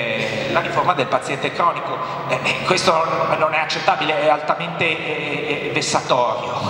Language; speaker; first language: Italian; native; Italian